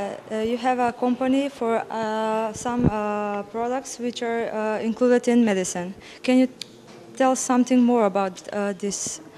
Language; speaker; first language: English; non-native, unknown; Macedonian